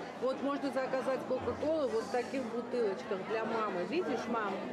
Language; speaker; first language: Russian; native; Russian